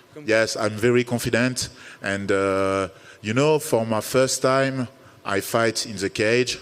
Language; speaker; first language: English; non-native, learner; French